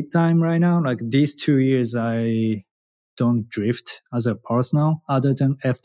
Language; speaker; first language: English; non-native, learner; Japanese